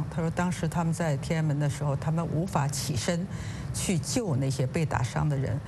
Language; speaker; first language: Chinese; native; Chinese